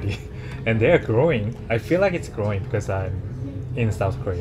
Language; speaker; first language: English; non-native, fluent; Korean